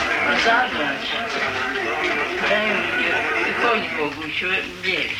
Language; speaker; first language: Polish; early bilingual, heritage; Polish